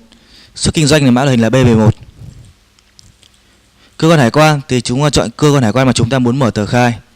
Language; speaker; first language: Vietnamese; native; Vietnamese